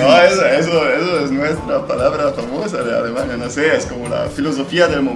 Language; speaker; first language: Spanish; non-native, fluent; German